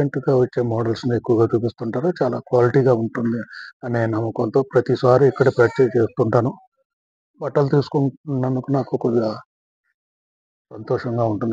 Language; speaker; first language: Telugu; native; Telugu